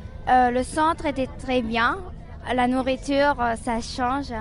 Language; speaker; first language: French; non-native, learner; Spanish